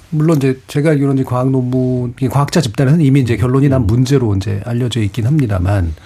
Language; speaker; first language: Korean; native; Korean